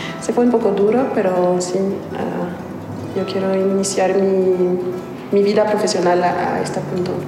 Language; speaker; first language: Spanish; non-native, learner; French